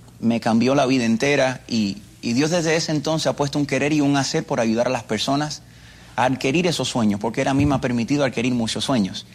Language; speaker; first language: Spanish; early bilingual, other home language; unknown